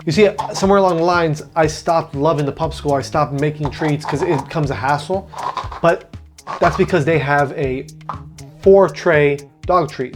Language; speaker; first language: English; native; English